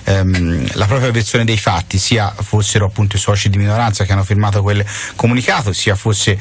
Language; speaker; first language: Italian; native; Italian